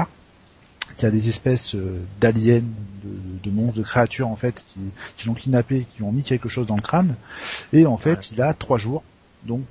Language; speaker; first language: French; native; French